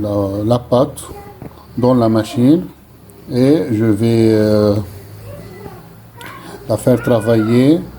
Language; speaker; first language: French; non-native, local second language; Arabic